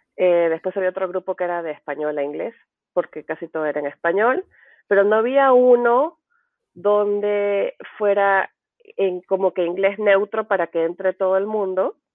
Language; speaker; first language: Spanish; native; Spanish